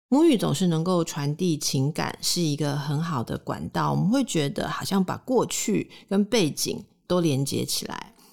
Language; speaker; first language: Chinese; native; Chinese